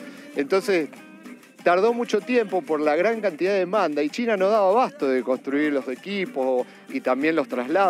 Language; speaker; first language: Spanish; native; Spanish